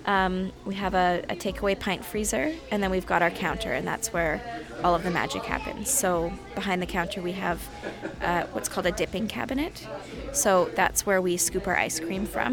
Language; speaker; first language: English; native; English